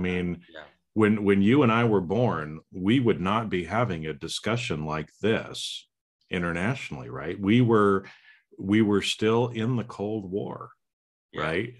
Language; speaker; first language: English; native; English